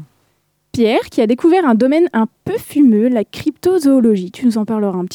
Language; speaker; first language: French; native; French